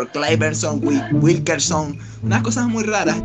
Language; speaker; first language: Spanish; native; Spanish